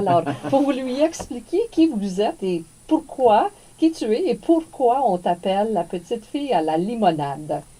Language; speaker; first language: French; native; French